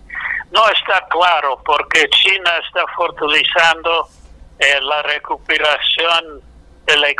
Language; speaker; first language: Spanish; non-native, fluent; English